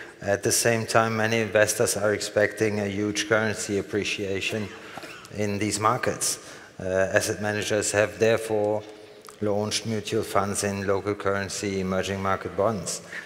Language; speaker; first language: English; non-native, fluent; German